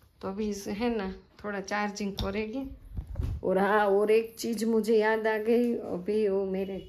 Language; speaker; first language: Hindi; non-native, local second language; Gujarati